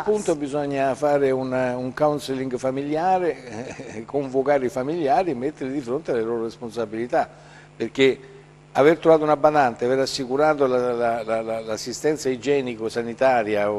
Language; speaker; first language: Italian; native; Italian